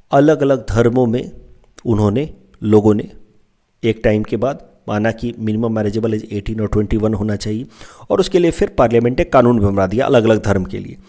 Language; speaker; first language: Hindi; non-native, local second language; Assamese